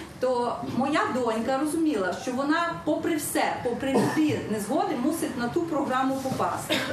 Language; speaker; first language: Ukrainian; native; Ukrainian